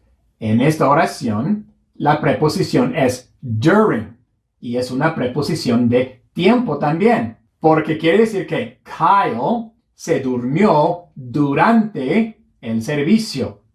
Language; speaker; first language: Spanish; non-native, fluent; English